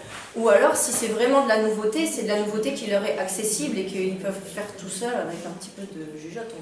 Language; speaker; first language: French; native; French